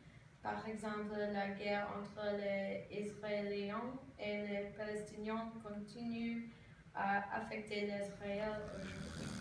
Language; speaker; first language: French; non-native, learner; English